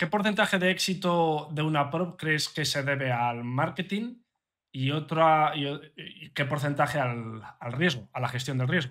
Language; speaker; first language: Spanish; native; Spanish